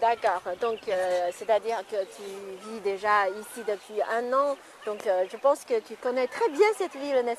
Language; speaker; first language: French; non-native, fluent; Chinese